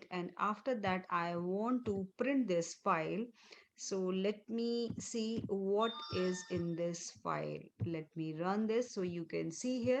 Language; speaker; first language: English; non-native, local second language; Hindi